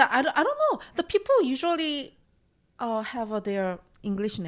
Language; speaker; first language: English; non-native, learner; Korean